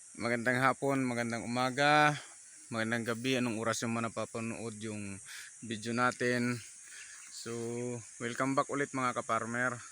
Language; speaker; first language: Filipino; native; Filipino